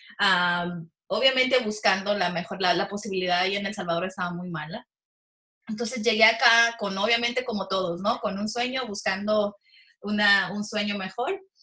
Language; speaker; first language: Spanish; early bilingual, heritage; Spanish